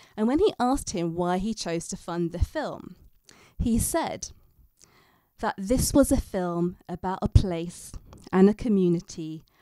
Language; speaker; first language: English; native; English